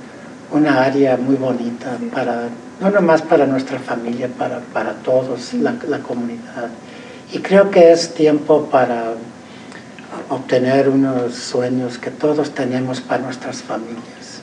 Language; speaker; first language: Spanish; early bilingual, heritage; Spanish